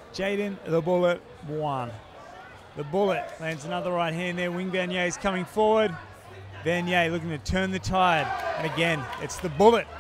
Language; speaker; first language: English; native; English